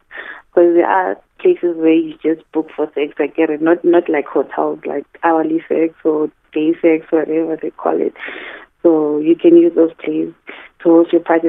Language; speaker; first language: English; non-native, local second language; Zulu